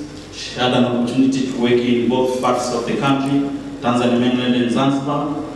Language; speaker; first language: English; non-native, local second language; Swahili